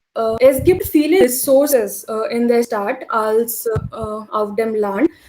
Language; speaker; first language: German; non-native, learner; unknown